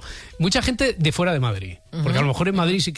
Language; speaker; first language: Spanish; native; Spanish